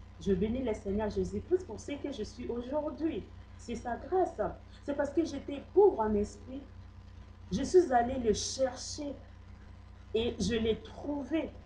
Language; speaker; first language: French; non-native, local second language; Lingala